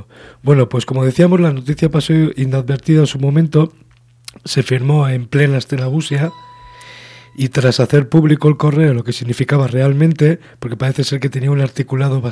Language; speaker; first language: Spanish; native; Spanish